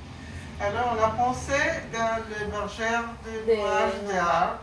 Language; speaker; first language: French; non-native, learner; Spanish